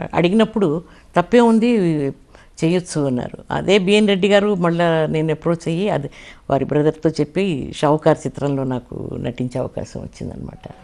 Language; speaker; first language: Telugu; non-native, local second language; English